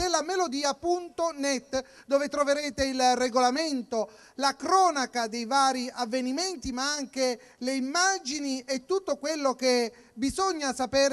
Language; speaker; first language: Italian; native; Italian